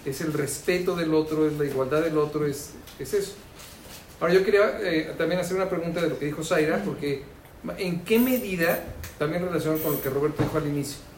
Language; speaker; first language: Spanish; native; Spanish